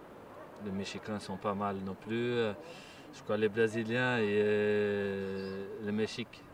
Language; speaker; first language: French; non-native, fluent; Portuguese